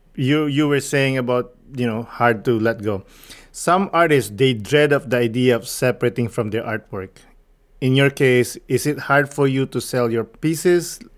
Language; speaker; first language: English; non-native, local second language; Filipino